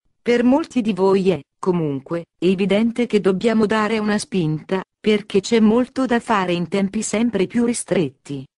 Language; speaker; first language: Italian; native; Italian